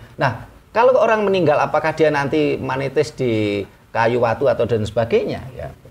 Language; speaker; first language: Indonesian; non-native, local second language; Javanese